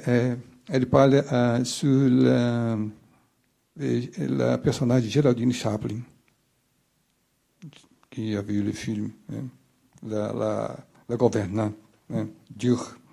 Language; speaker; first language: French; non-native, fluent; Portuguese